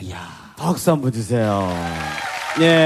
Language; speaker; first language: Korean; native; Korean